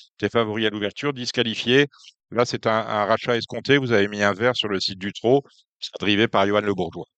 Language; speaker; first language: French; native; French